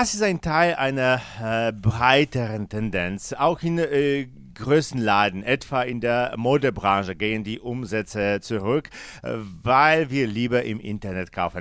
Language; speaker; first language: German; non-native, fluent; Polish